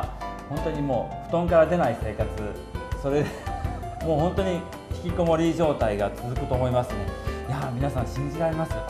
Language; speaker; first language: Japanese; native; Japanese